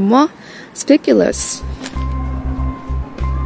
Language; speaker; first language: French; non-native, fluent; Korean